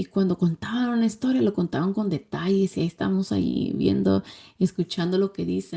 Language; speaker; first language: Spanish; early bilingual, heritage; Spanish